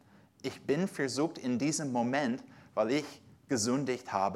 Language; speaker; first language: German; non-native, fluent; English